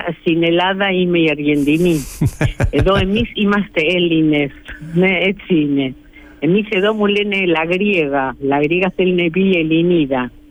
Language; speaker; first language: Greek; early bilingual, heritage; Greek